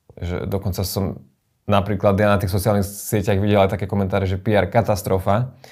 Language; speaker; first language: Slovak; native; Slovak